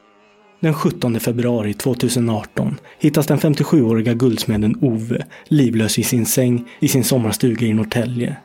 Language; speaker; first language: Swedish; native; Swedish